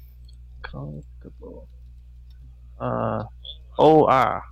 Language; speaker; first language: English; non-native, learner; Chinese